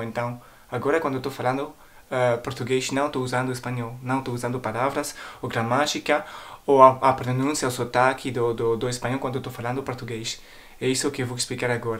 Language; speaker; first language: Portuguese; non-native, fluent; French